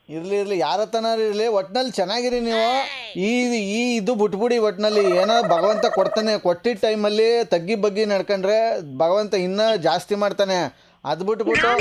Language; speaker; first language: Kannada; native; Kannada